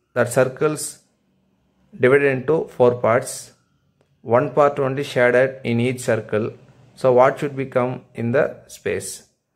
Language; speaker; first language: English; non-native, local second language; Tamil